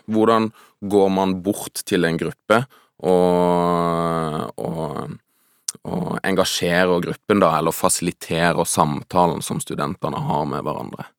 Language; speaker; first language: Norwegian; non-native, fluent; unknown